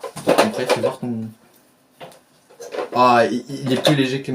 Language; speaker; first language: French; native; French